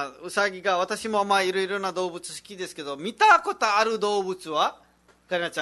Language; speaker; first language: Japanese; non-native, fluent; Nepali